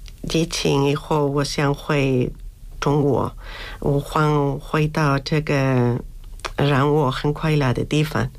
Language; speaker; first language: Chinese; non-native, fluent; Spanish